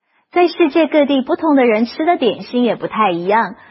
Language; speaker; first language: Chinese; native; Chinese